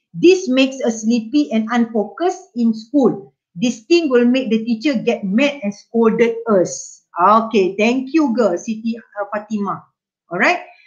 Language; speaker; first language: English; non-native, local second language; Malay